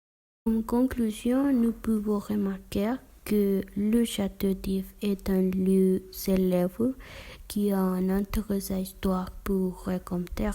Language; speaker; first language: French; non-native, learner; Spanish